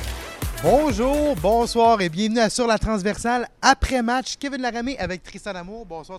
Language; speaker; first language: French; native; French